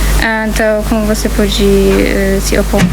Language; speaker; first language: Portuguese; non-native, fluent; Polish